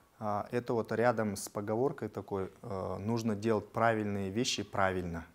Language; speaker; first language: Russian; native; Russian